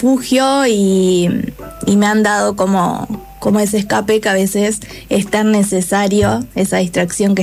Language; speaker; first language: Spanish; native; Spanish